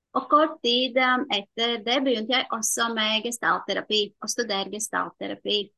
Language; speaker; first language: Norwegian; non-native, fluent; Latvian